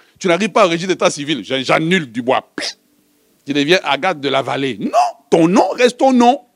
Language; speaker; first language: French; non-native, local second language; Lingala